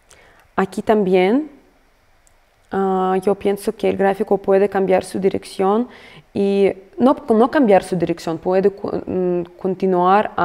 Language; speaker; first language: Spanish; non-native, fluent; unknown